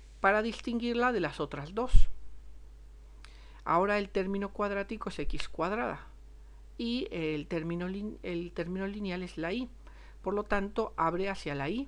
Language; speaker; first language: Spanish; native; Spanish